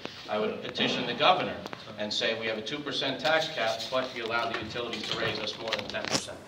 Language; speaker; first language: English; native; English